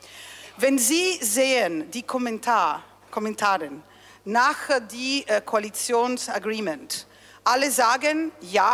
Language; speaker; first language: German; non-native, fluent; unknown